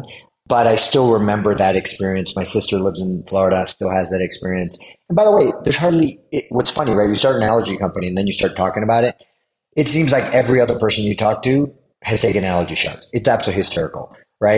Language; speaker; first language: English; native; English